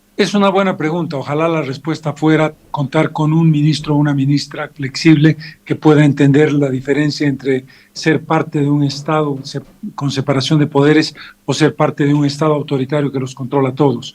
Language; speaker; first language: Spanish; native; Spanish